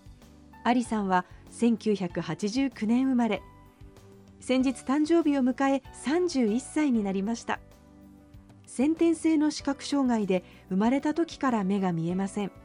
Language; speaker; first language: Japanese; native; Japanese